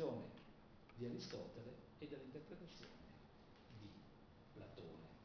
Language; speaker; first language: Italian; native; Italian